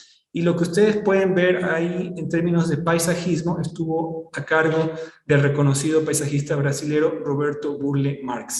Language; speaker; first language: Spanish; native; Spanish